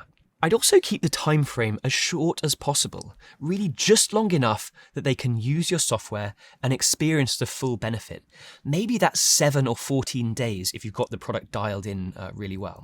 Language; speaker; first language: English; native; English